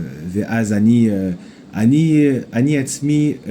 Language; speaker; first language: Hebrew; non-native, fluent; French